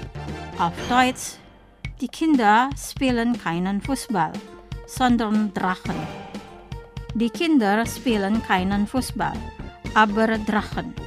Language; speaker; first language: German; non-native, fluent; Indonesian